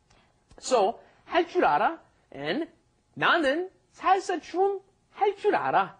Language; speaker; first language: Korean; non-native, fluent; English